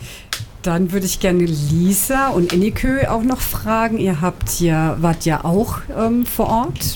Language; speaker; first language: German; native; German